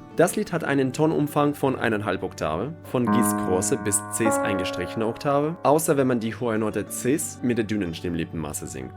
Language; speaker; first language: German; non-native, fluent; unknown